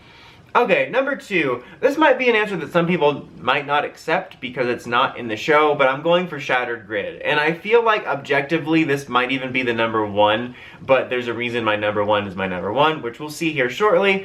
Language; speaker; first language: English; native; English